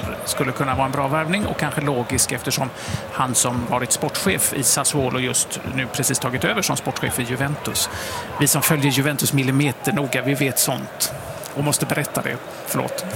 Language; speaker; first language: Swedish; native; Swedish